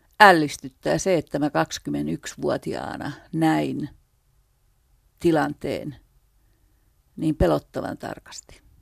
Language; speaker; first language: Finnish; native; Finnish